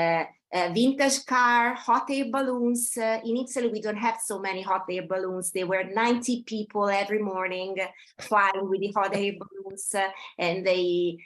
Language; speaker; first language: English; non-native, fluent; Italian